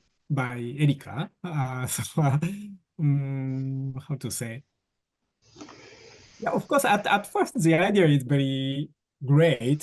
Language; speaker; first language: English; non-native, fluent; Japanese